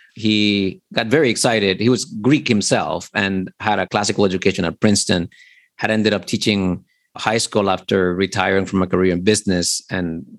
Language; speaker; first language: English; early bilingual, other home language; Spanish